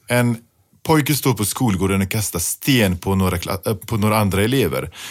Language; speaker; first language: Swedish; early bilingual, other home language; Pashto